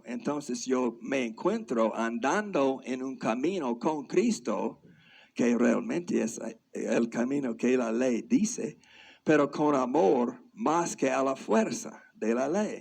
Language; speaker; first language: Spanish; non-native, fluent; English